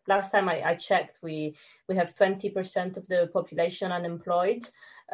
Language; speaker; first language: English; non-native, fluent; Italian